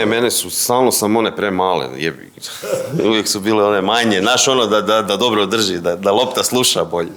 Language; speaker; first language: Bosnian; native; Bosnian